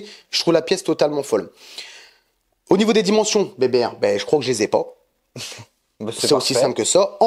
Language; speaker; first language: French; native; French